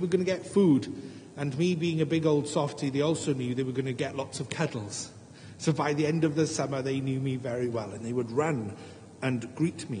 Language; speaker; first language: English; native; English